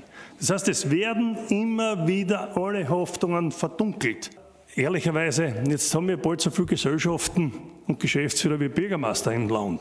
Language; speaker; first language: German; native; German